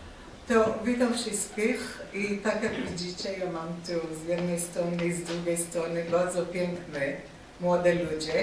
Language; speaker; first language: Polish; non-native, fluent; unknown